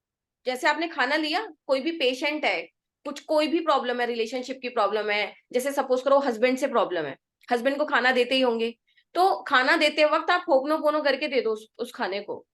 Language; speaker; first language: Hindi; native; Hindi